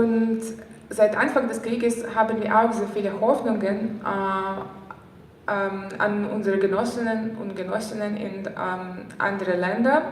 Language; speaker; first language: German; non-native, fluent; Ukrainian